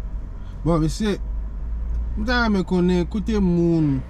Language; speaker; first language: French; non-native, learner; Haitian Creole